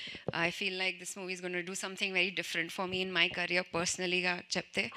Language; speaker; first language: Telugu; non-native, fluent; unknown